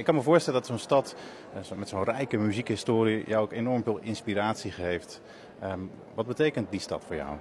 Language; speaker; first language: Dutch; native; Dutch